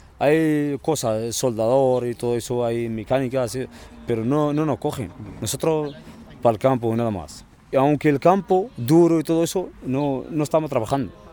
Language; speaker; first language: Spanish; non-native, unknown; Arabic